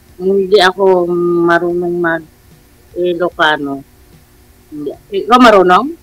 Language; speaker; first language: Filipino; native; Filipino